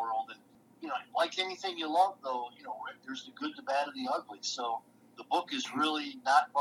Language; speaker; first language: English; native; English